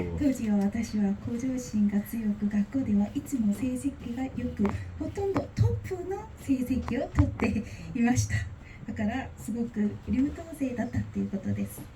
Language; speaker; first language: Japanese; non-native, fluent; Korean